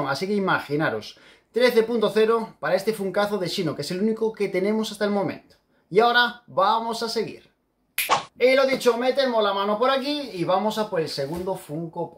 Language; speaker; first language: Spanish; native; Spanish